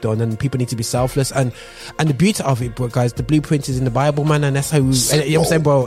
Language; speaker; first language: English; native; English